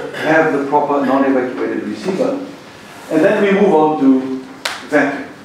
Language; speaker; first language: English; non-native, fluent; Portuguese